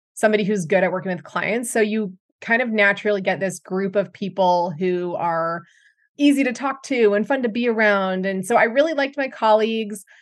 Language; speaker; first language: English; native; English